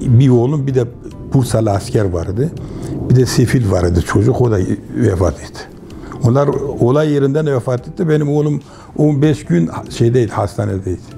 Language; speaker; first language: Turkish; native; Turkish